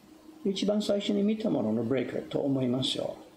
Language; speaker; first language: Japanese; non-native, fluent; English